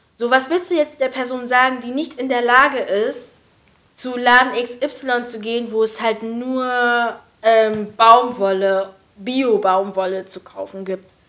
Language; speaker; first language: German; early bilingual, other home language; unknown